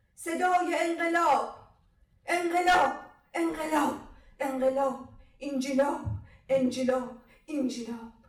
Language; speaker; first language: Persian; non-native, local second language; Azerbaijani